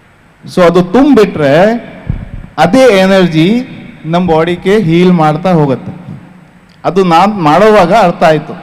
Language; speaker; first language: Kannada; non-native, fluent; Hindi